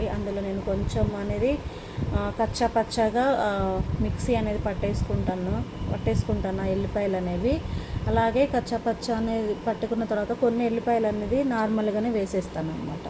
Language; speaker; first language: Telugu; native; Telugu